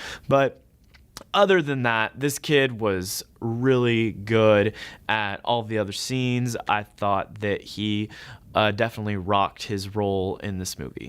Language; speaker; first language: English; native; English